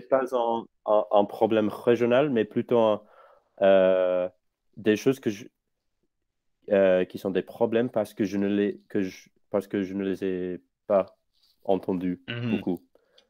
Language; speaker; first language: French; non-native, fluent; English